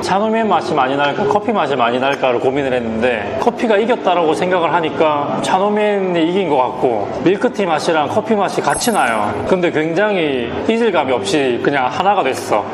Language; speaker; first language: Korean; native; Korean